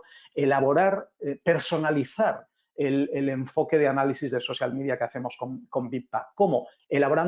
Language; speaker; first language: Spanish; native; Spanish